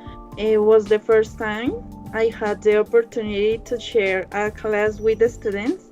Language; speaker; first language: English; non-native, learner; Spanish